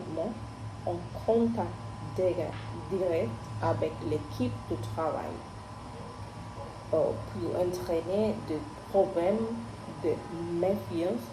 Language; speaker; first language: French; non-native, learner; Spanish